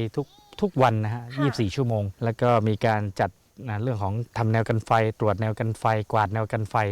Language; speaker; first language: Thai; native; Thai